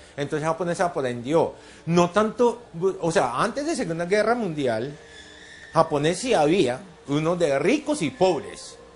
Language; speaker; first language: Spanish; non-native, fluent; Japanese